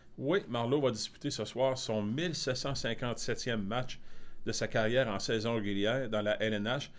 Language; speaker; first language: French; native; French